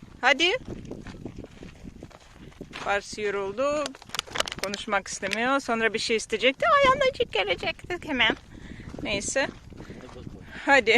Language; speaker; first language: Turkish; non-native, learner; Russian